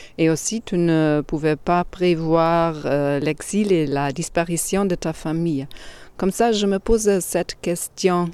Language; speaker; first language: French; non-native, fluent; German